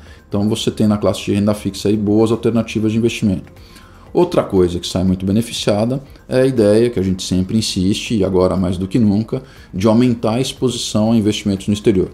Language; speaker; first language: Portuguese; native; Portuguese